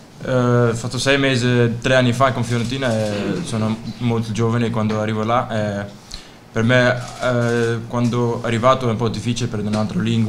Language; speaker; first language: Italian; non-native, learner; Dutch